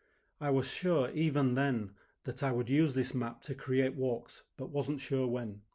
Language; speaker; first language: English; native; English